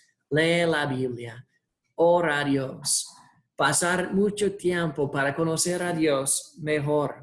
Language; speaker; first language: Spanish; non-native, fluent; English